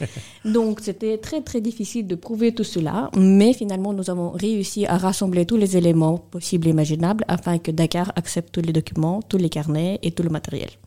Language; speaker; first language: French; non-native, fluent; Russian